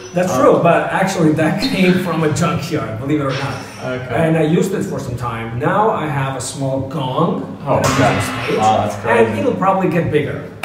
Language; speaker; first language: English; native; English